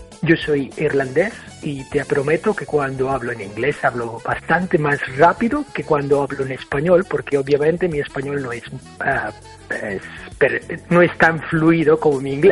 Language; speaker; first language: Spanish; non-native, fluent; English